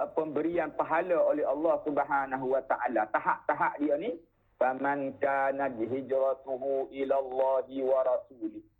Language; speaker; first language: Malay; native; Malay